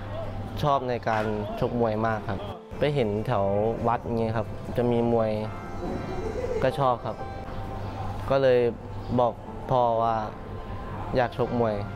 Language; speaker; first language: Thai; native; Thai